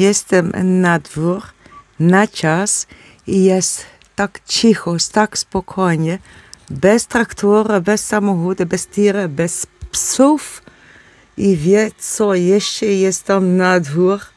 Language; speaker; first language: Polish; non-native, learner; Dutch